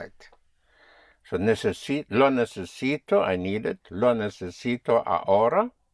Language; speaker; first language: Spanish; non-native, fluent; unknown